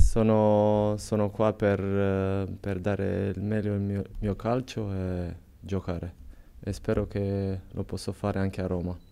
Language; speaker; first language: Italian; non-native, fluent; Romanian